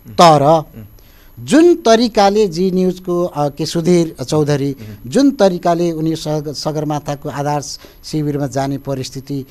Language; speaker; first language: Nepali; native; Nepali